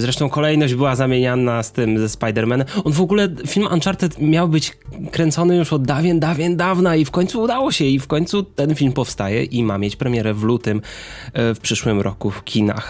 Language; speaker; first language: Polish; native; Polish